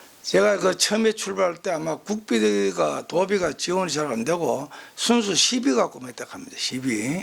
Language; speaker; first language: Korean; native; Korean